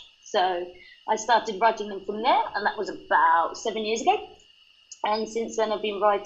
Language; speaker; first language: English; native; English